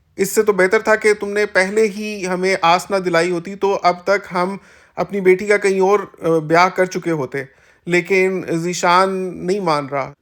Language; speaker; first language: Urdu; native; Urdu